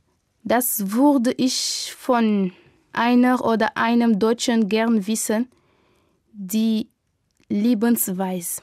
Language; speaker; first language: German; non-native, learner; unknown